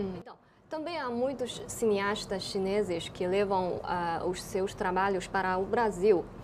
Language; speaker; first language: Portuguese; non-native, fluent; Chinese